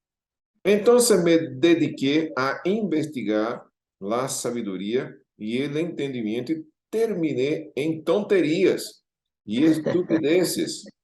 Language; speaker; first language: Spanish; non-native, fluent; Portuguese